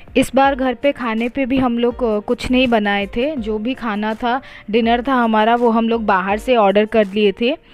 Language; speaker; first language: Hindi; non-native, local second language; Odia